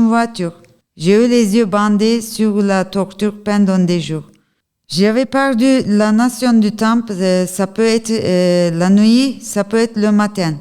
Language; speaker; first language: French; non-native, learner; Turkish